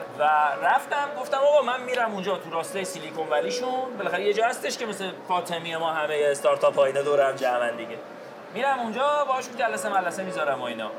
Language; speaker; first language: Persian; non-native, local second language; Azerbaijani